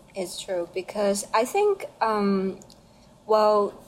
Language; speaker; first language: English; non-native, learner; Chinese